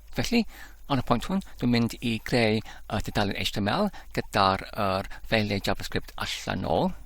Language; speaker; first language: Welsh; non-native, learner; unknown